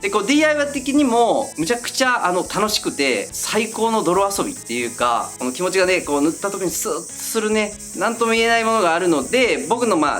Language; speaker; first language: Japanese; native; Japanese